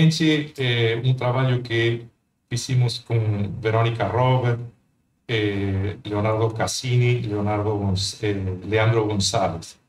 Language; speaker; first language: Portuguese; non-native, fluent; Spanish